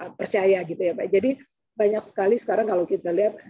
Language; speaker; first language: Indonesian; native; Indonesian